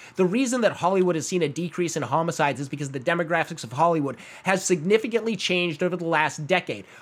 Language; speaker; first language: English; native; English